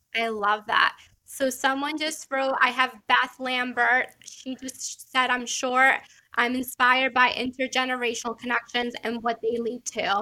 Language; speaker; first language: English; early bilingual, other home language; Italian